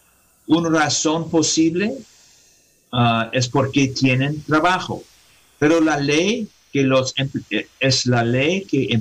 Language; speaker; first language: Spanish; non-native, learner; English